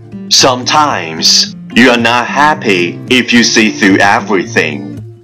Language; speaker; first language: English; non-native, fluent; Chinese